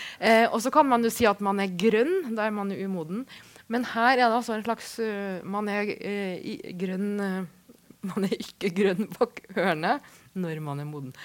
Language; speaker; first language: Norwegian; native; Norwegian